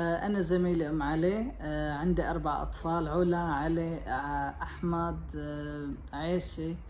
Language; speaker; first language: Arabic; native; Arabic